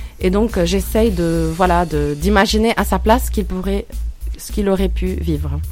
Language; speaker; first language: French; non-native, local second language; Arabic